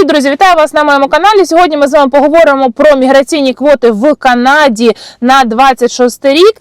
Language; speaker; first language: Ukrainian; non-native, local second language; Russian